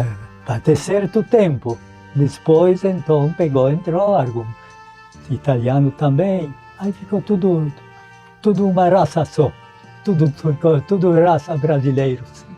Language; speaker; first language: Portuguese; non-native, local second language; Polish